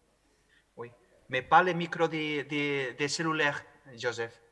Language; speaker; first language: French; non-native, fluent; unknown